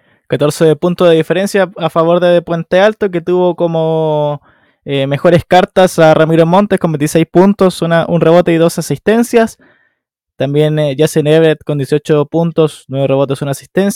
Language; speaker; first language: Spanish; native; Spanish